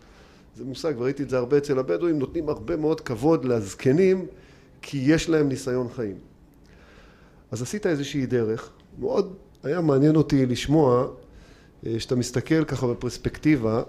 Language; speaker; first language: Hebrew; native; Hebrew